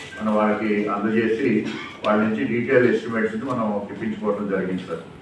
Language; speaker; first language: Telugu; native; Telugu